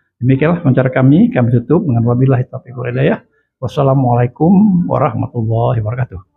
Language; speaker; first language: Indonesian; native; Indonesian